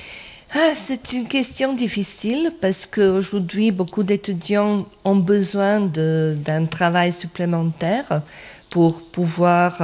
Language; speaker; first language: French; non-native, fluent; Croatian